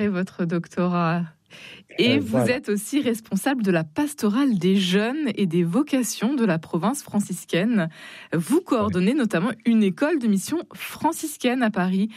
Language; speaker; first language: French; native; French